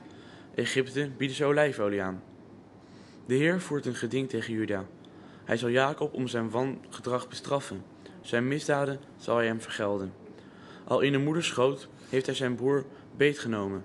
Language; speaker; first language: Dutch; native; Dutch